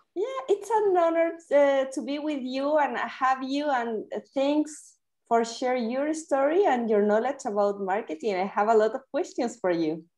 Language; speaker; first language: English; non-native, fluent; Spanish